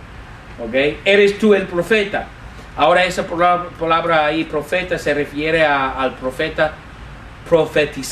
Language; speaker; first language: Spanish; non-native, fluent; English